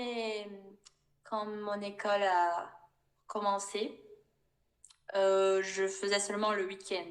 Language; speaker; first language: French; non-native, fluent; Portuguese